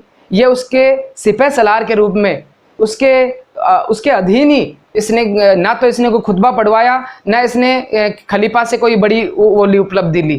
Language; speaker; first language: Hindi; native; Hindi